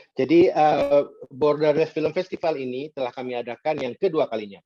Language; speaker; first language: Indonesian; native; Indonesian